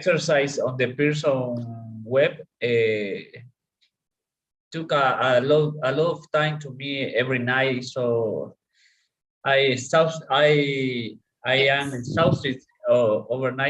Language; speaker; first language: English; non-native, learner; Spanish